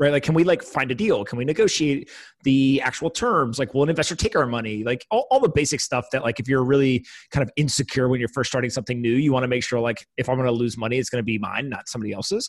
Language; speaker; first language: English; native; English